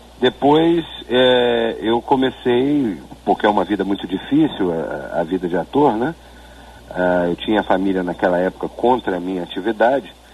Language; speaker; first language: Portuguese; native; Portuguese